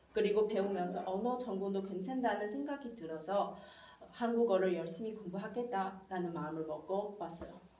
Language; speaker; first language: Korean; non-native, fluent; Chinese